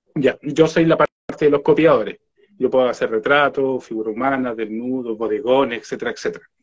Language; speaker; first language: Spanish; native; Spanish